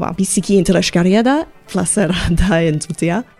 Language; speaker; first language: Basque; non-native, learner; English